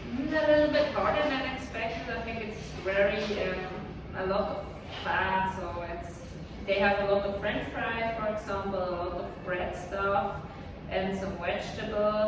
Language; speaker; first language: English; non-native, fluent; Swiss German